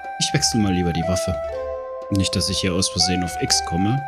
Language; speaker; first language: German; native; German